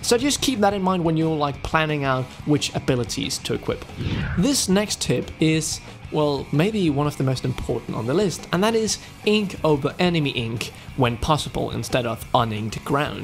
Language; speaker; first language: English; non-native, fluent; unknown